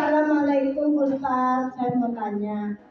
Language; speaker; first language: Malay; non-native, local second language; Javanese